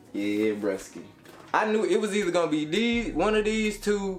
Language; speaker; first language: English; native; English